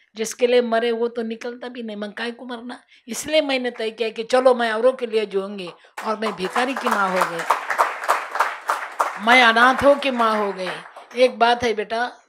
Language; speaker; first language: Hindi; non-native, local second language; Marathi